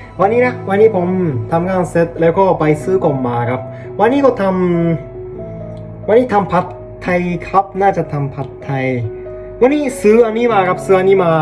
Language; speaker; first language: Thai; non-native, learner; Japanese